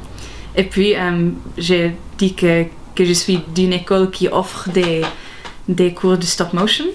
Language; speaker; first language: French; non-native, local second language; German